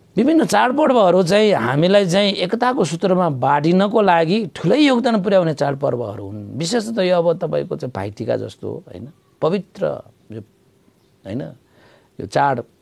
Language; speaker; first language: Nepali; non-native, local second language; Newari